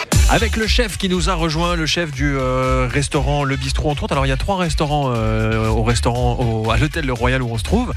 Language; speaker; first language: French; native; French